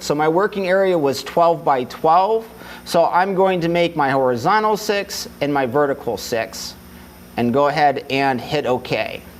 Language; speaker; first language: English; native; English